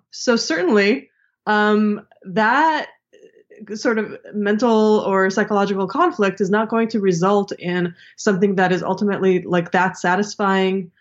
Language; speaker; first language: English; early bilingual, other home language; Hebrew